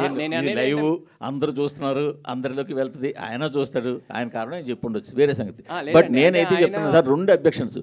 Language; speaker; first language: Telugu; native; Telugu